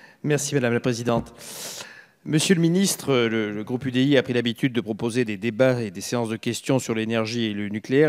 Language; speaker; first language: French; native; French